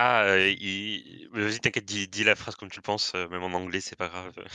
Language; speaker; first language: French; native; French